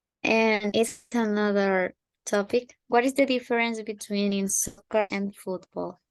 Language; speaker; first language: English; non-native, learner; Spanish